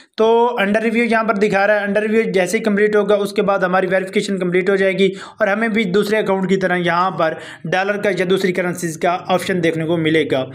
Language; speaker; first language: Urdu; non-native, local second language; Punjabi